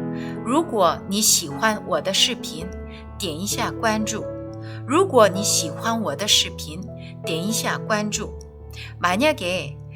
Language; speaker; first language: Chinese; non-native, fluent; Korean